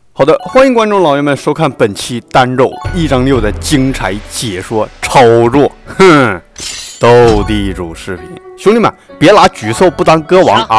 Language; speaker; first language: Chinese; native; Chinese